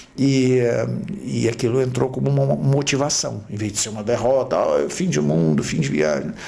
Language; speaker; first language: Portuguese; native; Portuguese